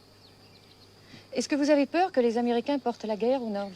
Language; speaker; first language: French; native; French